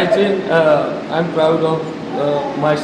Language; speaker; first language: English; non-native, learner; Gujarati